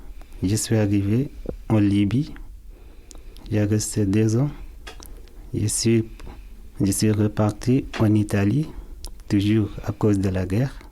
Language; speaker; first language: French; non-native, learner; Arabic